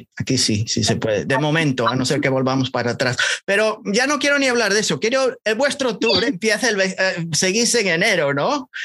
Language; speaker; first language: Spanish; native; Spanish